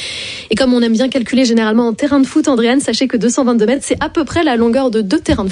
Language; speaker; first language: French; native; French